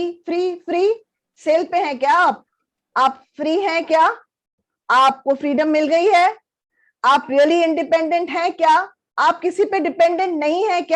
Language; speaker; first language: Hindi; native; Hindi